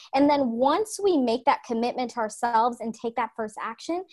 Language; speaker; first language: English; native; English